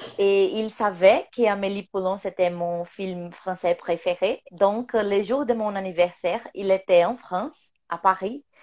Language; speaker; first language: French; non-native, learner; Portuguese